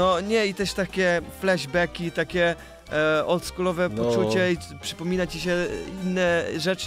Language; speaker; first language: Polish; early bilingual, other home language; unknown